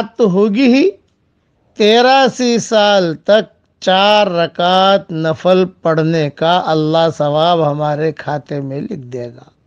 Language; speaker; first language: Urdu; non-native, local second language; Gujarati